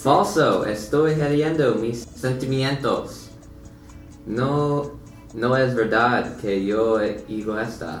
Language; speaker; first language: Spanish; non-native, learner; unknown